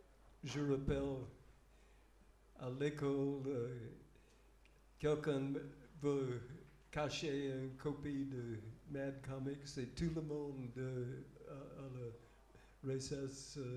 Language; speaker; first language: French; non-native, fluent; English